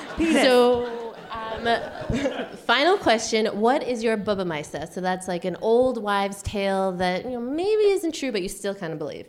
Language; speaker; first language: English; native; English